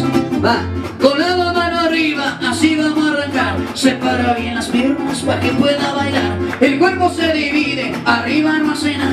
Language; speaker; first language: Spanish; native; Spanish